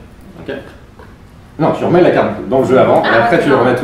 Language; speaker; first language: French; native; French